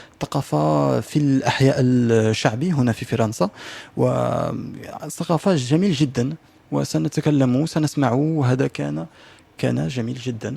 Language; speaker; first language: Arabic; non-native, learner; French